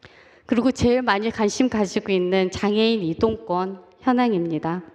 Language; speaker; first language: Korean; native; Korean